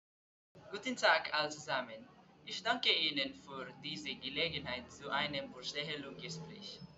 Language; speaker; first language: German; non-native, learner; Filipino